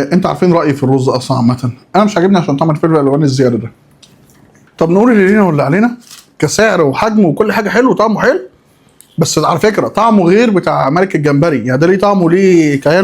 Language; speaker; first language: Arabic; native; Arabic